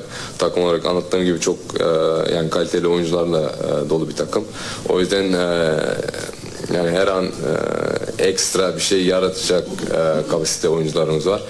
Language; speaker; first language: Turkish; early bilingual, heritage; Turkish